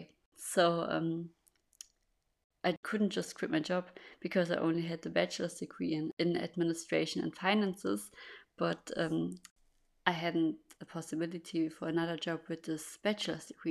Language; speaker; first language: English; non-native, fluent; German